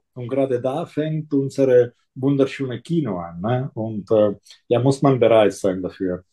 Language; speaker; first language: German; non-native, local second language; Italian